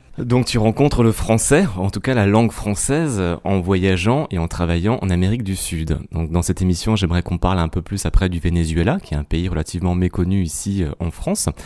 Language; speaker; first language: French; native; French